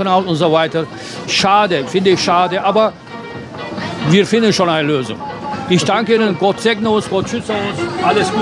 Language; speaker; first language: German; non-native, fluent; Turkish